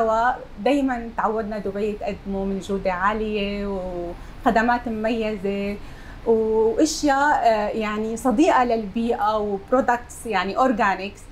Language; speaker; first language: Arabic; native; Arabic